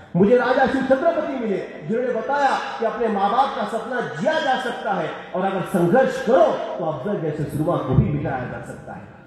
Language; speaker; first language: Hindi; non-native, local second language; Marathi